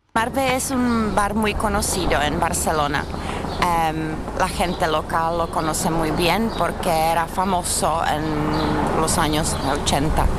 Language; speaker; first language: Spanish; non-native, fluent; Czech